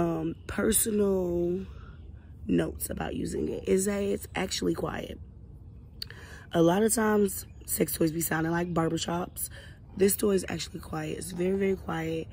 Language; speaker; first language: English; native; English